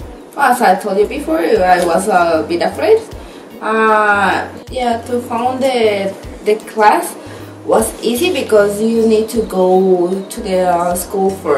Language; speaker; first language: English; non-native, learner; Spanish